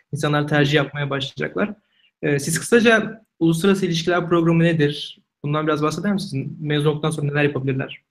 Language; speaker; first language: Turkish; native; Turkish